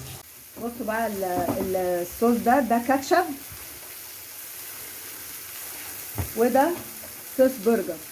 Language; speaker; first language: Arabic; native; Arabic